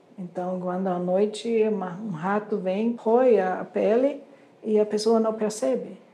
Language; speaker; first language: Portuguese; non-native, fluent; German